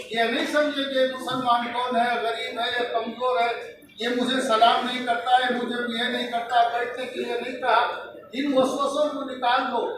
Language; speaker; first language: Hindi; non-native, local second language; Urdu